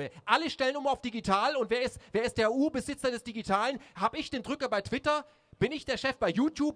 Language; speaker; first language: German; native; German